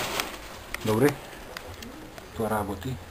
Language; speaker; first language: Bulgarian; non-native, learner; Finnish